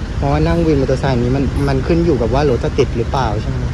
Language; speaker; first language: Thai; non-native, fluent; Vietnamese